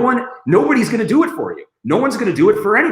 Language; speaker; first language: English; native; English